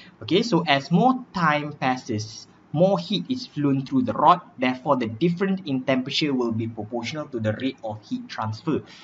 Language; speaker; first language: English; non-native, local second language; Malay